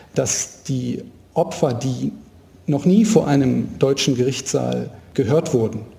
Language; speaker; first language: German; native; German